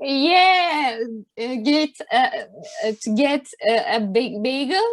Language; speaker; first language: English; non-native, learner; Turkish